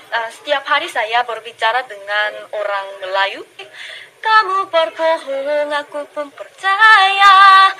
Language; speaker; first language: Indonesian; non-native, fluent; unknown